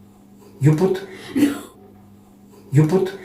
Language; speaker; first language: English; non-native, learner; Greek